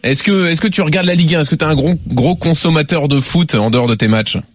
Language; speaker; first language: French; native; French